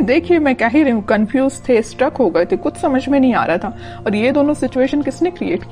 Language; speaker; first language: Hindi; native; Hindi